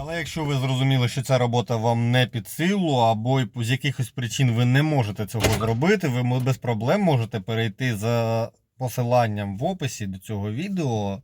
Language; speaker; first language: Ukrainian; native; Ukrainian